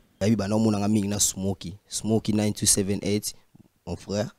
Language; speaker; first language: French; non-native, local second language; Lingala